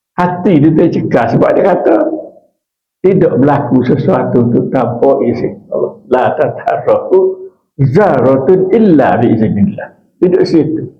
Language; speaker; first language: Malay; native; Malay